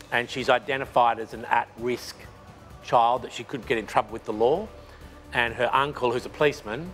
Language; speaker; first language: English; native; English